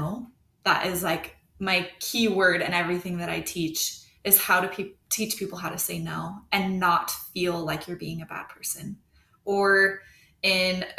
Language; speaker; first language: English; native; English